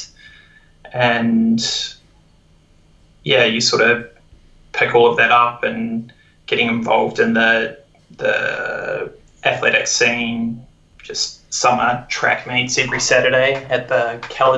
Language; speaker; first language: English; native; English